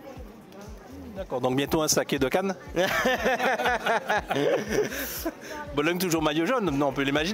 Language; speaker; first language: French; native; French